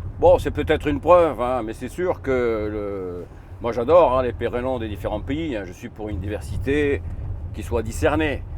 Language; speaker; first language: French; non-native, fluent; Arabic